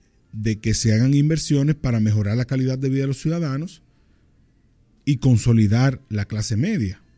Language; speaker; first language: Spanish; native; Spanish